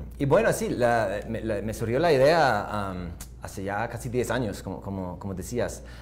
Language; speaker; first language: Spanish; non-native, fluent; English